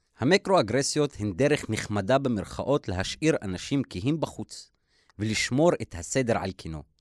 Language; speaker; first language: Hebrew; non-native, local second language; Arabic